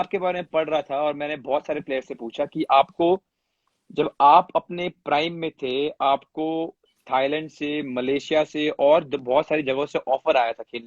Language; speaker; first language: Hindi; native; Hindi